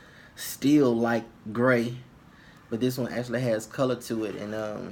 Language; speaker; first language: English; native; English